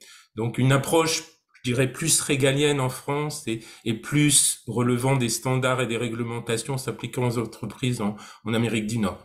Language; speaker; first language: French; native; French